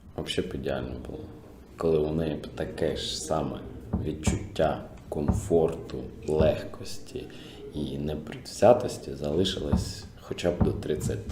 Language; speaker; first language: Ukrainian; non-native, local second language; Russian